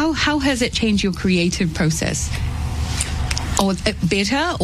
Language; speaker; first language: English; native; English